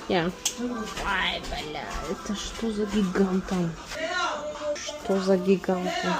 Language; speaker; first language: Russian; non-native, local second language; Tajik